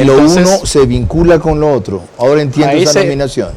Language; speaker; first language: Spanish; native; Spanish